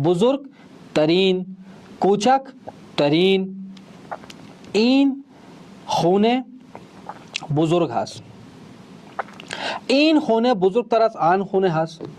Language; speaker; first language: Persian; non-native, fluent; Urdu